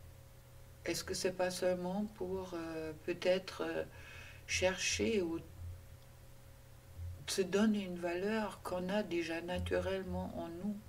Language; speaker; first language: French; non-native, fluent; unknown